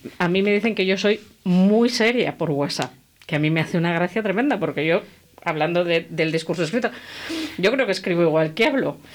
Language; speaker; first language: Spanish; native; Spanish